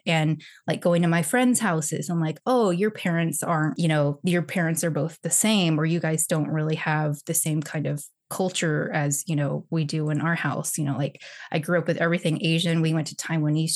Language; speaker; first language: English; early bilingual, other home language; Chinese